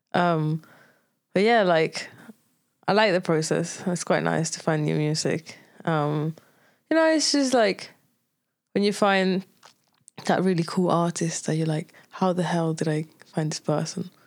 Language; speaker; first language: English; non-native, fluent; Spanish